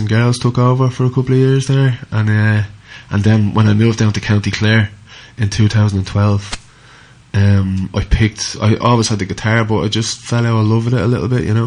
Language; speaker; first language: English; native; English